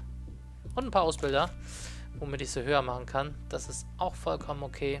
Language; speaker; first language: German; native; German